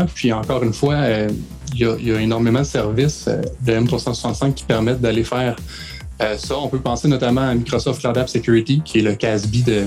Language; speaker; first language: French; native; French